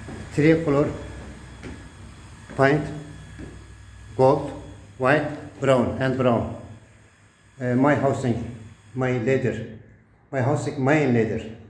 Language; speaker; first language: English; non-native, learner; Turkish